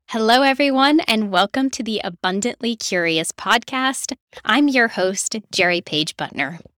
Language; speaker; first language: English; native; English